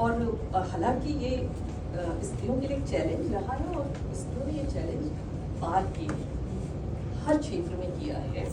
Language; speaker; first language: Hindi; native; Hindi